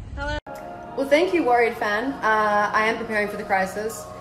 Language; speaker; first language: English; native; English